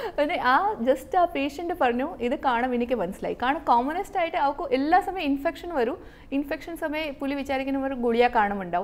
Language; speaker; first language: Malayalam; non-native, fluent; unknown